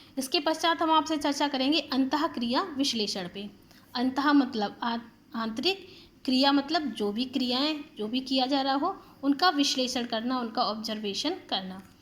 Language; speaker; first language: Hindi; native; Hindi